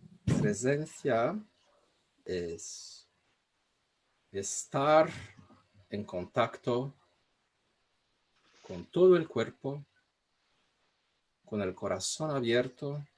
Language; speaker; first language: Spanish; non-native, fluent; Portuguese